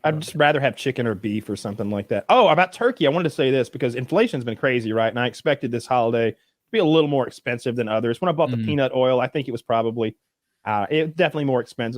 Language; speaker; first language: English; native; English